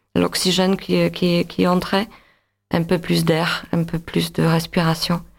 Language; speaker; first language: French; non-native, fluent; Polish